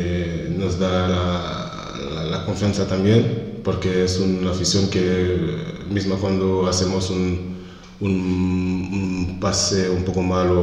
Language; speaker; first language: Spanish; non-native, fluent; French